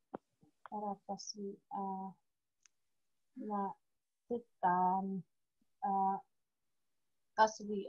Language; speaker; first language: Finnish; non-native, learner; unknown